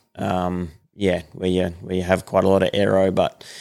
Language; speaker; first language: English; native; English